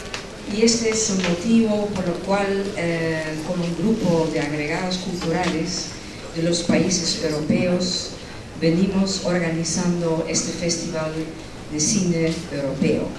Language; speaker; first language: Spanish; non-native, fluent; Dutch